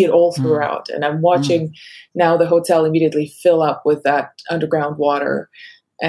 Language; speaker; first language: English; non-native, fluent; Russian